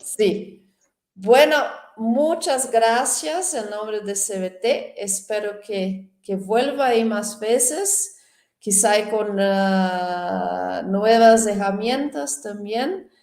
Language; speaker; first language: Spanish; non-native, fluent; Portuguese